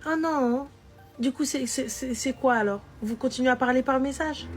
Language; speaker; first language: French; native; French